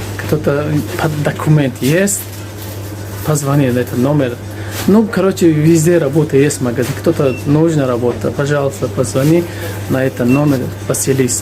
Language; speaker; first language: Russian; non-native, learner; Tajik